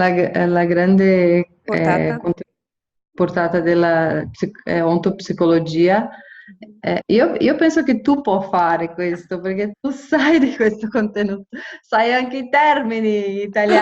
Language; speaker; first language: Italian; non-native, fluent; Portuguese